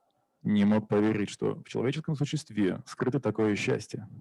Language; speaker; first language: Russian; native; Russian